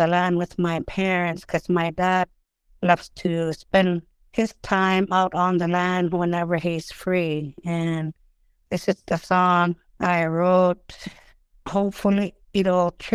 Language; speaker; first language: English; non-native, fluent; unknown